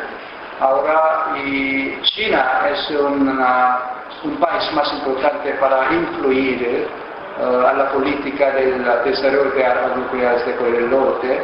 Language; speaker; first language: Spanish; non-native, fluent; Korean